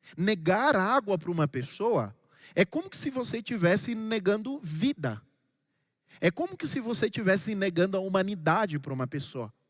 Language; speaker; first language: Portuguese; non-native, local second language; Kabuverdianu